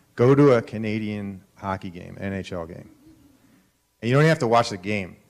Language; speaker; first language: English; native; English